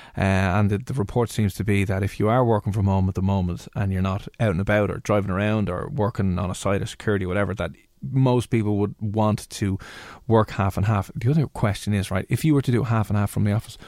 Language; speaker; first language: English; native; English